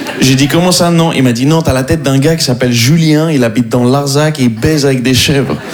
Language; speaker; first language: French; native; French